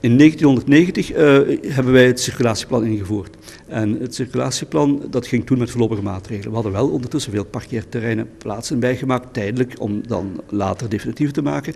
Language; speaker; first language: Dutch; native; Dutch